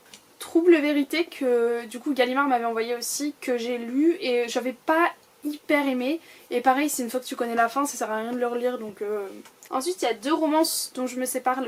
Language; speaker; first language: French; native; French